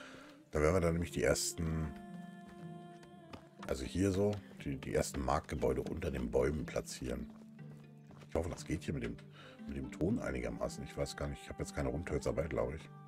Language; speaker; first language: German; native; German